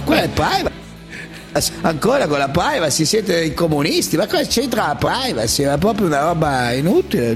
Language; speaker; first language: Italian; native; Italian